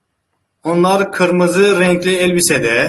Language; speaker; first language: Turkish; non-native, fluent; Uzbek